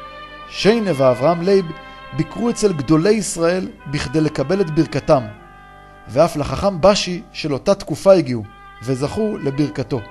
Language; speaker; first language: Hebrew; native; Hebrew